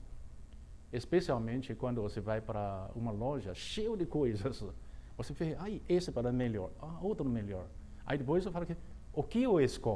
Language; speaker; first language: Portuguese; non-native, fluent; Chinese